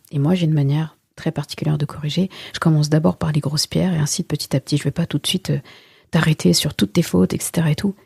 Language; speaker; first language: French; early bilingual, other home language; Wolof